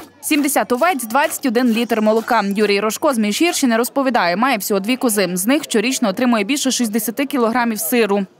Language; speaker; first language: Ukrainian; native; Ukrainian